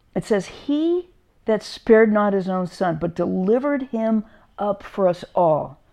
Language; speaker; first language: English; native; English